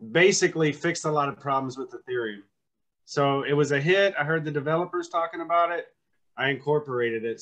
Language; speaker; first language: English; native; English